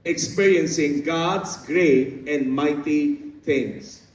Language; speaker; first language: English; non-native, local second language; Filipino